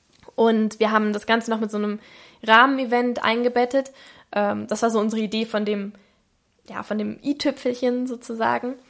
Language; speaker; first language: German; native; German